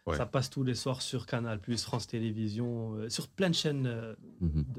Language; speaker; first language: French; non-native, local second language; Arabic